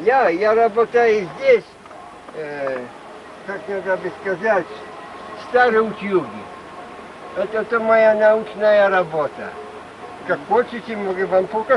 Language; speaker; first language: Russian; non-native, learner; Polish